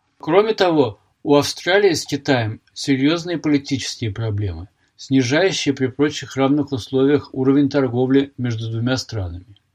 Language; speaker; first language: Russian; native; Russian